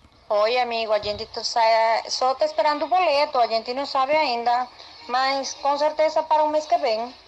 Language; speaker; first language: Portuguese; non-native, learner; Spanish